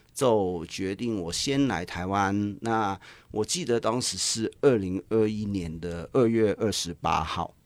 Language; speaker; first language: Chinese; non-native, local second language; Cantonese